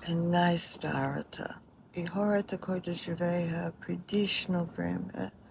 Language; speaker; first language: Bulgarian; early bilingual, heritage; Bulgarian